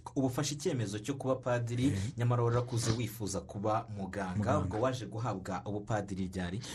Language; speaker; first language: Kinyarwanda; native; Kinyarwanda